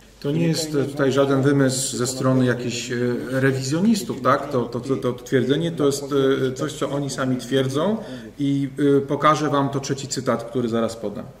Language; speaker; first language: Polish; native; Polish